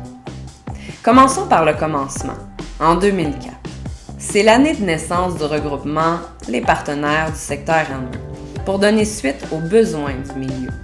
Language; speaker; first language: French; native; French